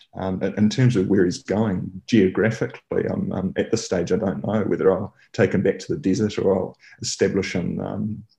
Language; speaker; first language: English; native; English